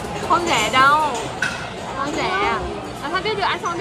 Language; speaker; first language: Chinese; non-native, fluent; Vietnamese